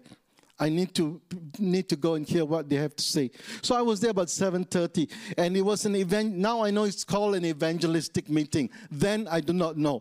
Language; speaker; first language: English; non-native, local second language; Tamil